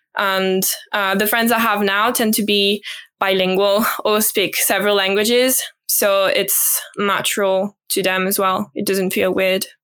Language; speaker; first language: English; non-native, fluent; French